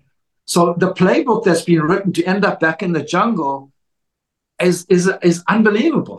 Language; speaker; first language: English; native; English